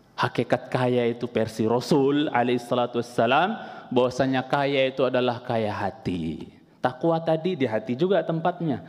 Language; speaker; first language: Indonesian; non-native, local second language; Sundanese